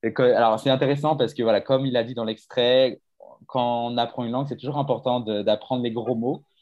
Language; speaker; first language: French; native; French